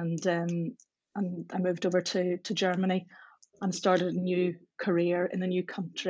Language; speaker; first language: English; native; English